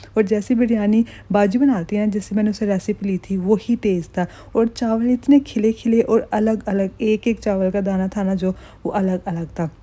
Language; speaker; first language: Urdu; native; Urdu